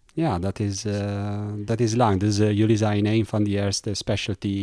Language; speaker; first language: Dutch; non-native, learner; Italian